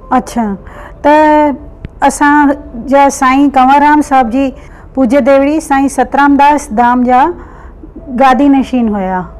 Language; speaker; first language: Sindhi; early bilingual, heritage; Sindhi